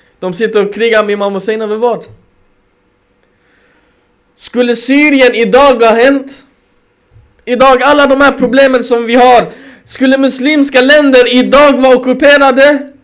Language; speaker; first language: Swedish; early bilingual, other home language; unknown